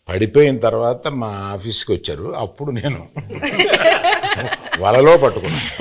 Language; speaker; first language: Telugu; native; Telugu